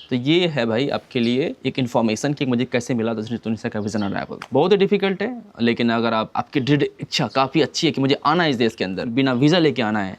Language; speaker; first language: Hindi; native; Hindi